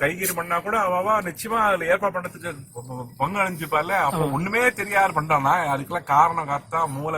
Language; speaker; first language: Tamil; native; Tamil